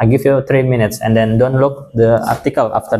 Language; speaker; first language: English; non-native, fluent; Indonesian